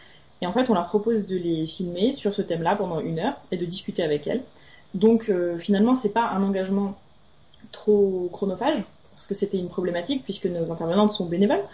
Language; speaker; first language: French; native; French